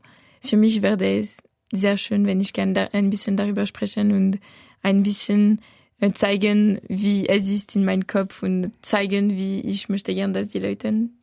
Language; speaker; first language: German; non-native, local second language; French